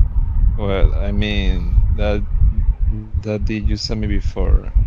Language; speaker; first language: English; non-native, learner; Spanish